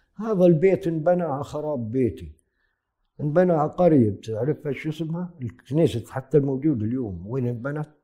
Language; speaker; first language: Arabic; native; Arabic